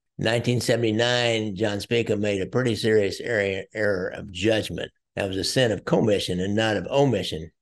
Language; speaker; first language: English; native; English